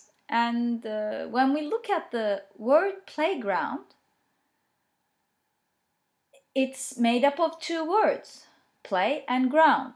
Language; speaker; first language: English; non-native, fluent; Turkish